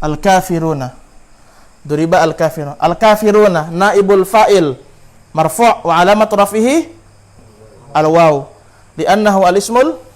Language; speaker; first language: Arabic; non-native, fluent; Indonesian